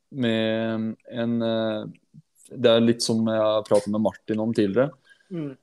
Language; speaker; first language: Norwegian; native; Norwegian